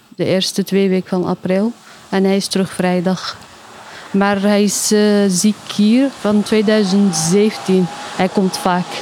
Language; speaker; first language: Dutch; non-native, learner; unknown